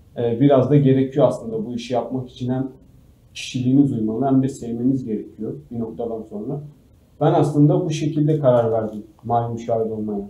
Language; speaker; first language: Turkish; native; Turkish